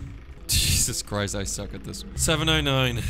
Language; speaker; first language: English; native; English